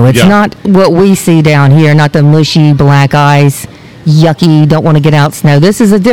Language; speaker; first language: English; native; English